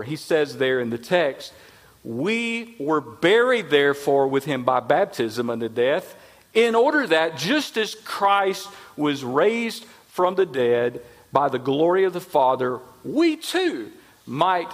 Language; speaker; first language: English; native; English